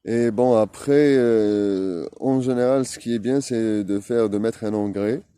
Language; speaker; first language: French; non-native, local second language; Arabic